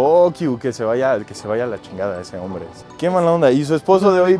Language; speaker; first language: Spanish; native; Spanish